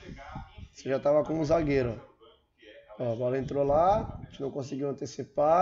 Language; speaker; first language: Portuguese; native; Portuguese